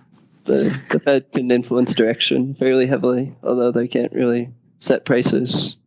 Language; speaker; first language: English; native; English